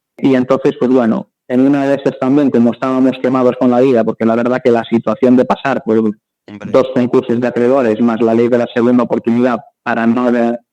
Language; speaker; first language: Spanish; native; Spanish